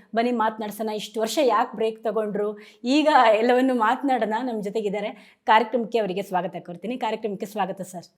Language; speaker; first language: Kannada; native; Kannada